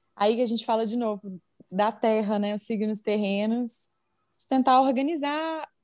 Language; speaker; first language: Portuguese; native; Portuguese